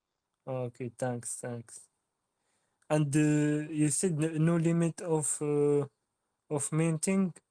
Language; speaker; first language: English; non-native, learner; French